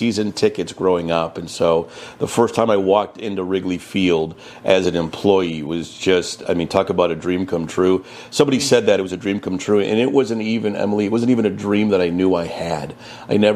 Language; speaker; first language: English; native; English